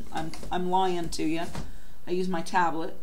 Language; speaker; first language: English; native; English